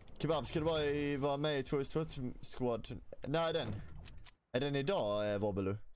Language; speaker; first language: Swedish; native; Swedish